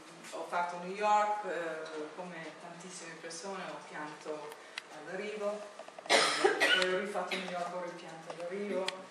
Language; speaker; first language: Italian; non-native, fluent; English